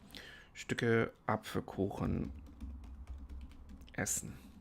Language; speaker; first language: German; non-native, fluent; English